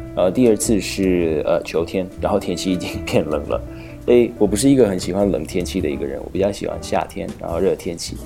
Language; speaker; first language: Chinese; non-native, fluent; Hungarian